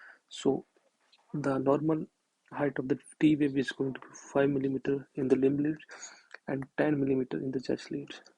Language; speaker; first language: English; non-native, local second language; Hindi